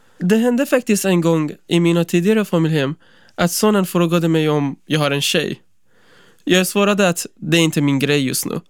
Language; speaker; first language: Swedish; non-native, fluent; Persian